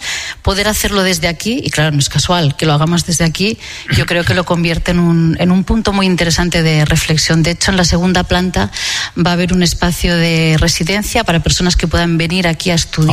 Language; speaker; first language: Spanish; non-native, local second language; Catalan